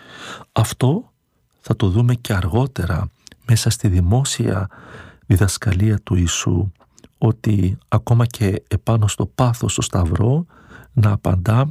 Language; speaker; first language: Greek; native; Greek